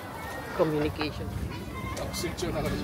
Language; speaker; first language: Japanese; non-native, learner; Filipino